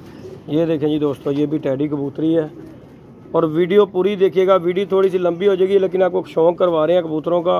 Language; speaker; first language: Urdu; non-native, local second language; Punjabi